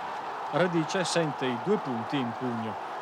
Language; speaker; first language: Italian; native; Italian